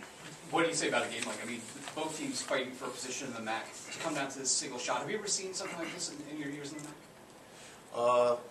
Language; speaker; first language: English; native; English